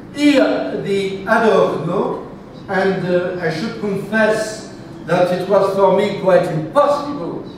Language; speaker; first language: English; non-native, fluent; French